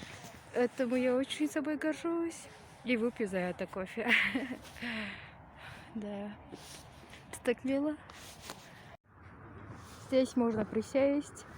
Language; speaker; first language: Russian; non-native, local second language; Kyrgyz